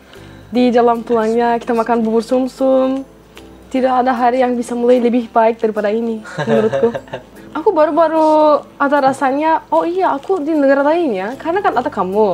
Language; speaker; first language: Indonesian; non-native, fluent; Turkish